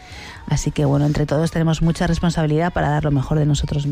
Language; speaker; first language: Spanish; native; Spanish